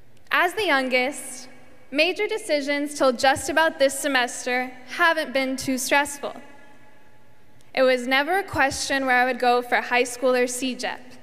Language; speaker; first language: English; native; English